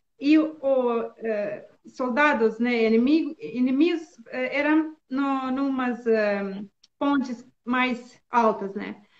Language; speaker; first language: Portuguese; non-native, learner; Bosnian